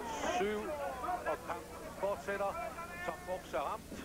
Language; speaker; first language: Danish; native; Danish